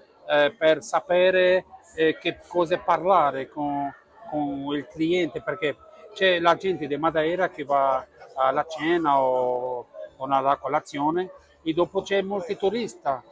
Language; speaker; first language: Italian; non-native, learner; Portuguese